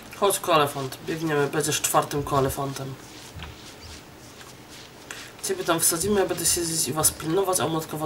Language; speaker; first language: Polish; native; Polish